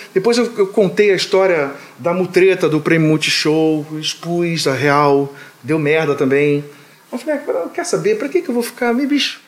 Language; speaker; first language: Portuguese; native; Portuguese